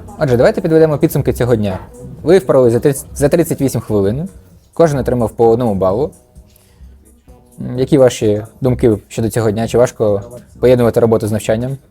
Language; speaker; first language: Ukrainian; native; Ukrainian